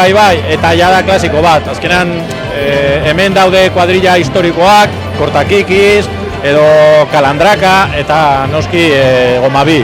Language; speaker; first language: Basque; non-native, local second language; Spanish